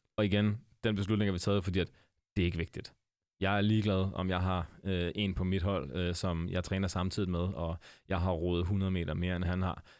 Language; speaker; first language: Danish; native; Danish